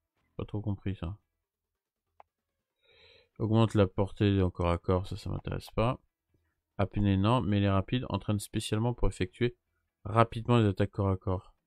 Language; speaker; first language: French; native; French